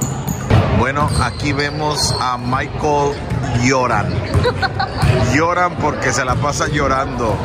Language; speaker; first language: Spanish; native; Spanish